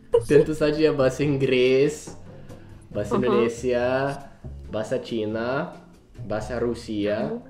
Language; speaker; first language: Indonesian; non-native, fluent; English